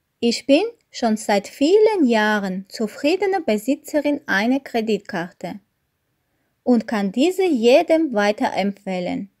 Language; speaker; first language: German; non-native, learner; Armenian